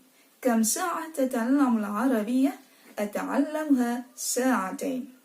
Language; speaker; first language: Arabic; non-native, fluent; Indonesian